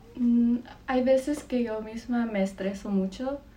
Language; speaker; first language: Spanish; early bilingual, heritage; Spanish